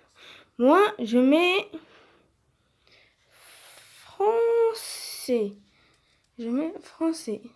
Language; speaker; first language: French; non-native, learner; Arabic